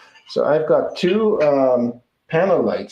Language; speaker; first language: English; native; English